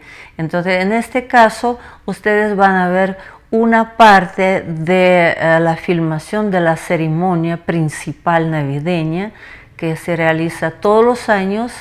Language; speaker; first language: Spanish; non-native, fluent; Russian